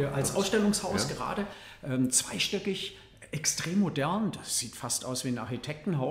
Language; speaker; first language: German; native; German